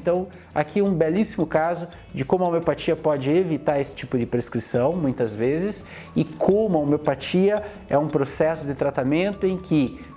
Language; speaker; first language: Portuguese; native; Portuguese